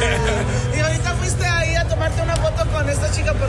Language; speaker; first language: Spanish; early bilingual, heritage; Spanish